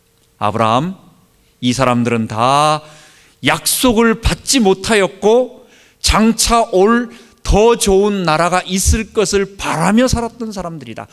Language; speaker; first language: Korean; native; Korean